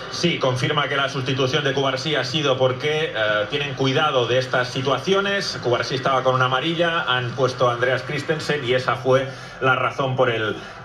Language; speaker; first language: Spanish; native; Spanish